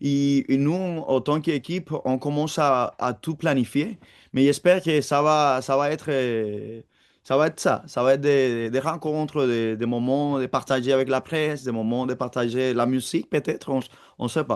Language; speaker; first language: French; non-native, fluent; Spanish